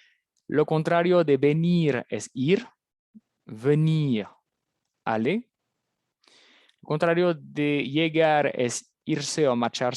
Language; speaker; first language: Spanish; non-native, fluent; French